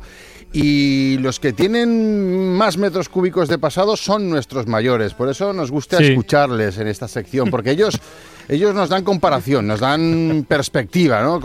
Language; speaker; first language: Spanish; native; Spanish